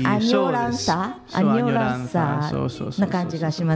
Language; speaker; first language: Japanese; native; Japanese